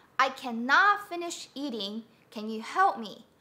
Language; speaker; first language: English; non-native, fluent; Chinese